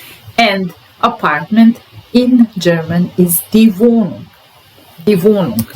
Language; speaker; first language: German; non-native, fluent; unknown